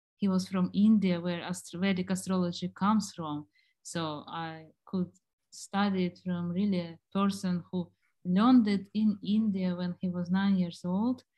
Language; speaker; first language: English; non-native, fluent; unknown